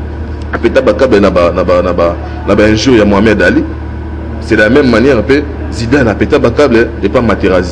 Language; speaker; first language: French; non-native, local second language; Lingala